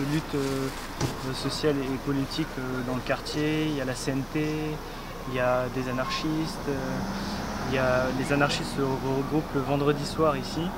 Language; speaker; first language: French; native; French